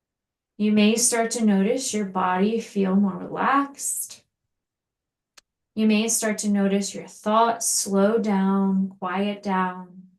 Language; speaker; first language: English; native; English